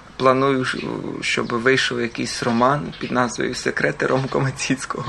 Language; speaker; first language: Ukrainian; early bilingual, heritage; Croatian